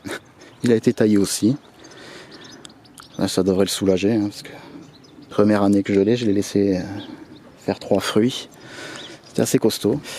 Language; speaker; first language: French; native; French